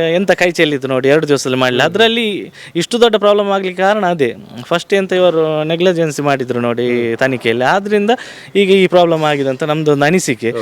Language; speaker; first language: Kannada; native; Kannada